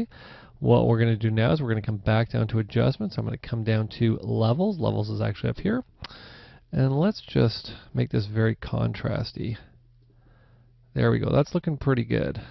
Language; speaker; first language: English; native; English